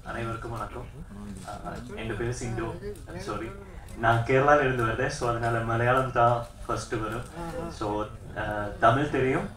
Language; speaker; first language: Tamil; non-native, learner; Malayalam